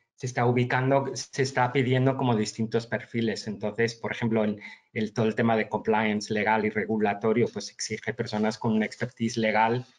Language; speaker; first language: Spanish; early bilingual, heritage; Spanish